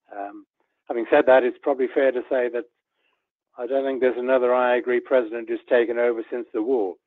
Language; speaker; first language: English; native; English